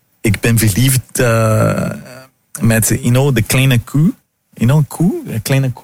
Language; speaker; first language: Dutch; non-native, fluent; Portuguese